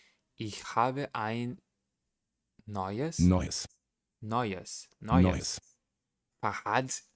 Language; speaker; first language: German; non-native, learner; Portuguese